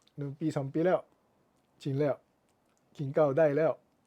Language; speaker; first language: Thai; non-native, learner; Japanese